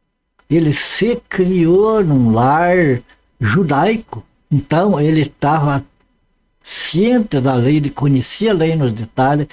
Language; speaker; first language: Portuguese; native; Portuguese